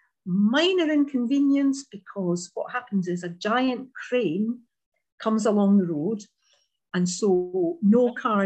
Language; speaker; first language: English; native; English